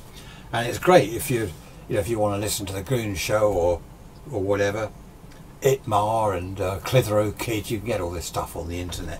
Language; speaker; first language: English; native; English